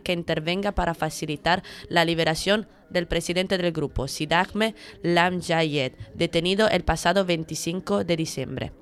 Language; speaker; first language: Spanish; native; Spanish